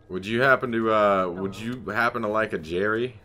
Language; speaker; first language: English; native; English